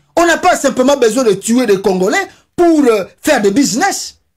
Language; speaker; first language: French; non-native, local second language; Lingala